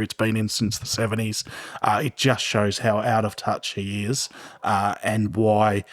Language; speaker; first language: English; native; English